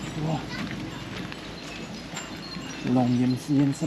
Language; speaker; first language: Thai; non-native, learner; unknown